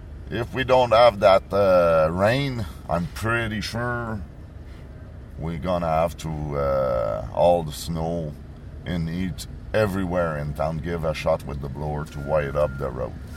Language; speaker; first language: English; non-native, fluent; French